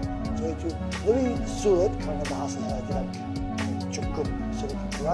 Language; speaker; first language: Indonesian; non-native, learner; English